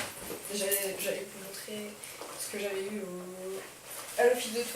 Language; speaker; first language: French; native; French